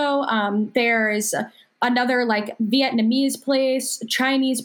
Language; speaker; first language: English; native; English